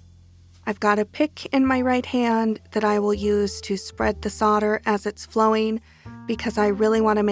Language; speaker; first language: English; native; English